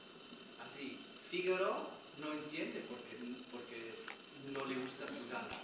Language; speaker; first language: Spanish; non-native, local second language; Catalan